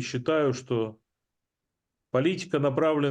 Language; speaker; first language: Russian; native; Russian